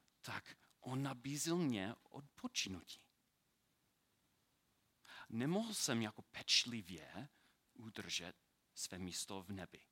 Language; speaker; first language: Czech; non-native, learner; English